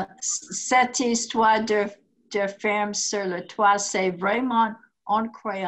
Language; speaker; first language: French; non-native, learner; English